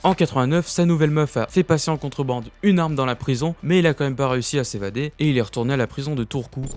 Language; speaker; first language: French; native; French